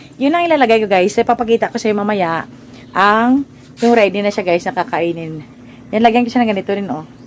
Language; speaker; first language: Filipino; non-native, local second language; Hiligaynon